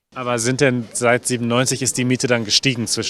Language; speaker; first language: German; native; German